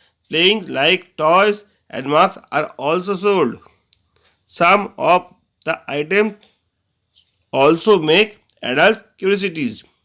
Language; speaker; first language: English; non-native, local second language; Bangla